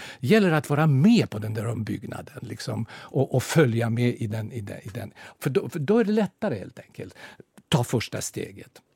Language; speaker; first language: Swedish; non-native, fluent; Russian